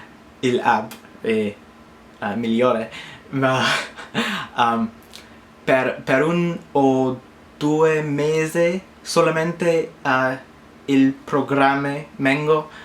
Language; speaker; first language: Italian; non-native, learner; English